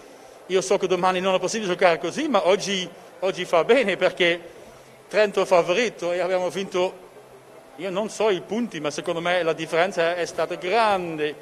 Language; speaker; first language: Italian; non-native, fluent; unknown